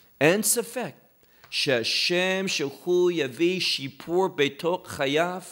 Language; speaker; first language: Hebrew; non-native, fluent; English